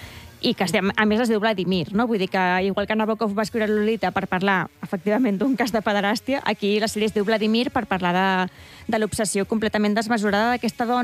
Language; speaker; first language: Catalan; native; Catalan